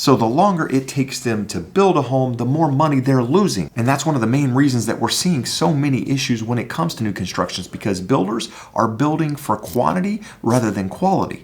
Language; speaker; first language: English; native; English